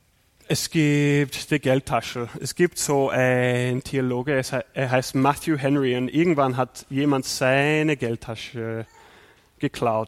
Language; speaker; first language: German; non-native, fluent; English